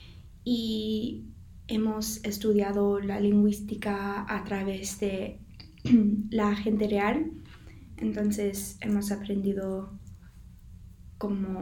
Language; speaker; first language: Spanish; non-native, fluent; English